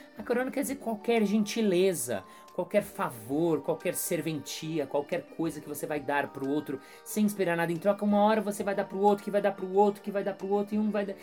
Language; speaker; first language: Portuguese; native; Portuguese